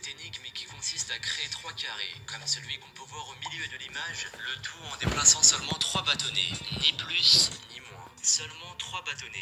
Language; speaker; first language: French; native; French